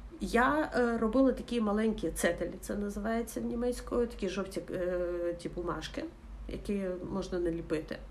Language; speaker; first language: Ukrainian; non-native, local second language; Russian